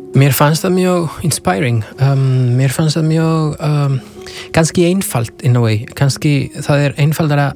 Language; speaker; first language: Icelandic; non-native, fluent; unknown